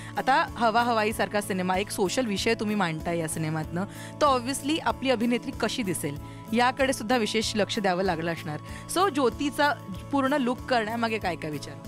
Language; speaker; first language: Marathi; native; Marathi